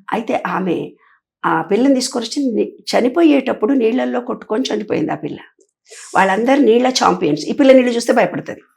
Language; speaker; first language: Telugu; native; Telugu